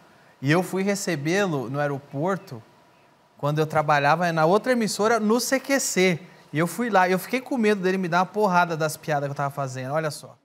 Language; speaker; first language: Portuguese; native; Portuguese